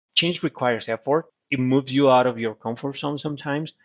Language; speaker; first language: English; non-native, fluent; Spanish